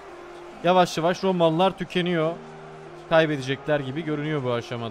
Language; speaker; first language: Turkish; native; Turkish